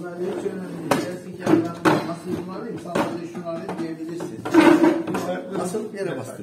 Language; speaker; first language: Turkish; native; Turkish